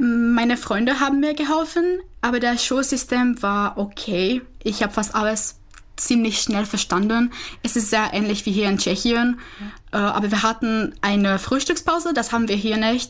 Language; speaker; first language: German; non-native, fluent; Czech